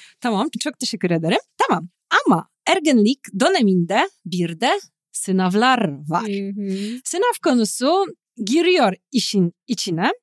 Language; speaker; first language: Turkish; non-native, fluent; Polish